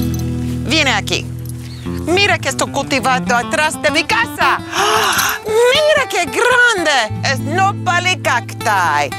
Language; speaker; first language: Spanish; non-native, learner; English